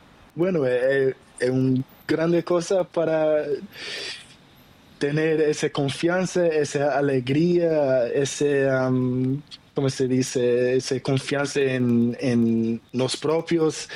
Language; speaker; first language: Spanish; non-native, learner; Portuguese